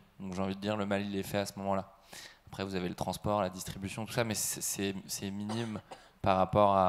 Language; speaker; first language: French; native; French